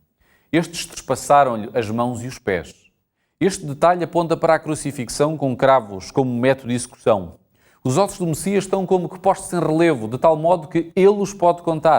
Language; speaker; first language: Portuguese; native; Portuguese